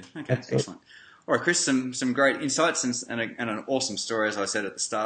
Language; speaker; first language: English; native; English